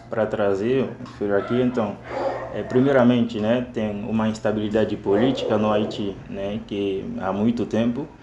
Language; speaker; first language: Portuguese; non-native, fluent; Haitian Creole